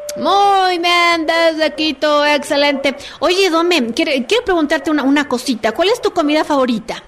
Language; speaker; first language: Spanish; native; Spanish